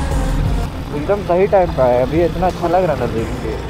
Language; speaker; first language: Hindi; native; Hindi